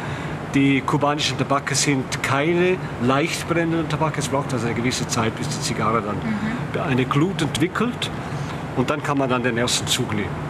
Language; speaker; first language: German; native; German